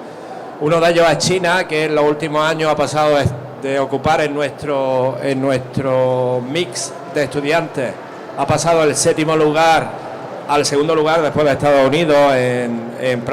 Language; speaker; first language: Spanish; native; Spanish